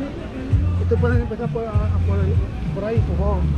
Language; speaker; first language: Spanish; native; Spanish